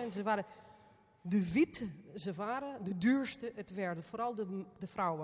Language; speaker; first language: Dutch; non-native, fluent; Portuguese